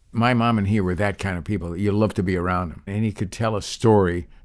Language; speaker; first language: English; native; English